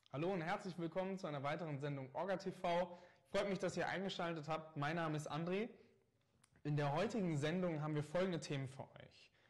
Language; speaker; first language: German; native; German